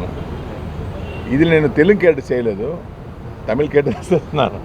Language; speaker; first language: Telugu; non-native, learner; Tamil